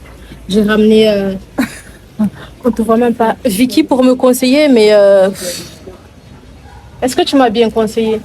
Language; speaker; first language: French; native; French